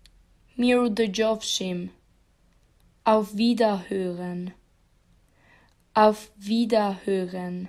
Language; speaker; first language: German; non-native, fluent; Albanian